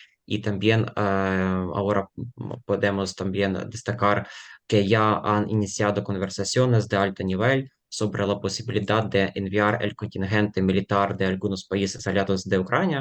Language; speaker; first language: Spanish; non-native, fluent; Ukrainian